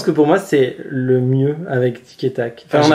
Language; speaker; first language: French; native; French